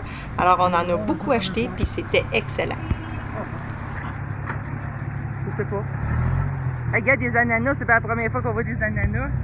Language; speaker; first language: French; native; French